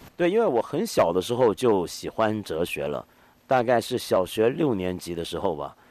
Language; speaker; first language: Chinese; native; Chinese